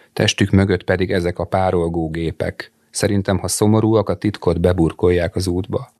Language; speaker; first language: Hungarian; native; Hungarian